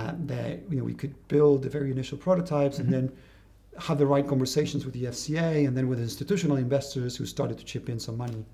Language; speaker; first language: English; non-native, fluent; Spanish